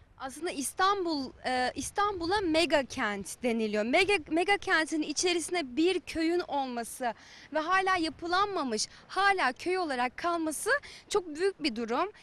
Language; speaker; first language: Turkish; native; Turkish